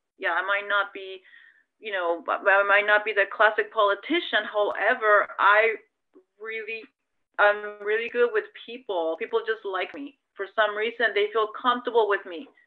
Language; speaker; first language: English; native; English